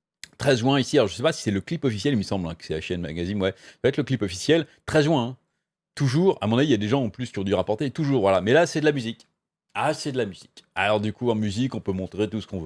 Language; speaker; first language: French; native; French